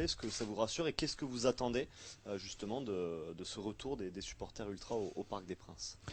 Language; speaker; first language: French; native; French